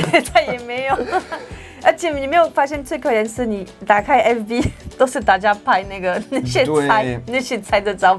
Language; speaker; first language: Chinese; non-native, fluent; French